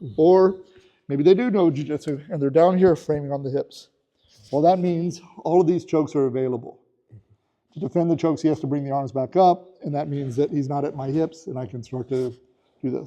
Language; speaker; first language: English; native; English